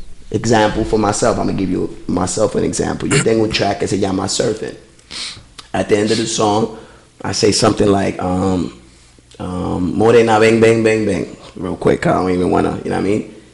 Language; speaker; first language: English; early bilingual, other home language; Spanish